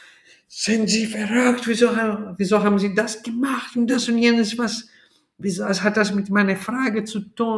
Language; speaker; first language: German; non-native, fluent; Portuguese